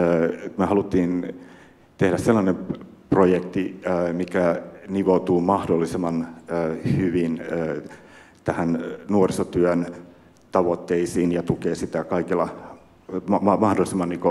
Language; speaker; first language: Finnish; native; Finnish